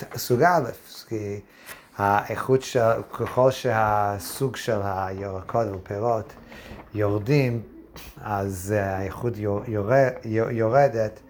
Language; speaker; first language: Hebrew; non-native, fluent; English